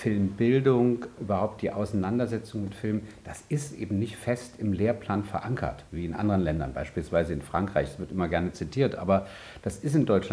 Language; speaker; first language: German; native; German